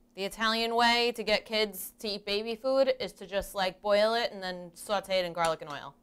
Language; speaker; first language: English; early bilingual, other home language; Italian